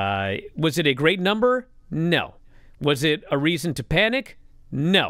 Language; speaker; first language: English; native; English